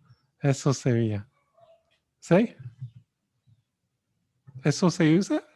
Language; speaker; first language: Spanish; non-native, fluent; English